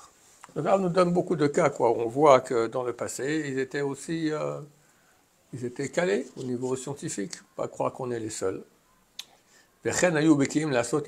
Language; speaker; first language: French; native; French